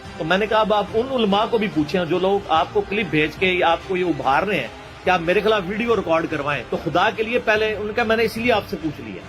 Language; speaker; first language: Urdu; non-native, local second language; Punjabi